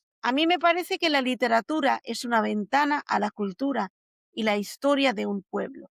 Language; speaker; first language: Spanish; non-native, fluent; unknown